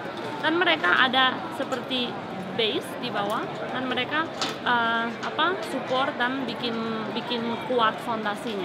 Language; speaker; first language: Indonesian; non-native, learner; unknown